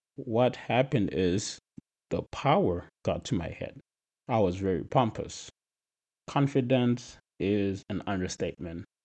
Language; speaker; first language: English; non-native, local second language; Shona